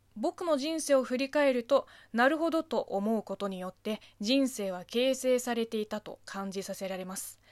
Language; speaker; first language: Japanese; non-native, fluent; Chinese